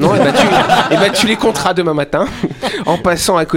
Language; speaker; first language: French; native; French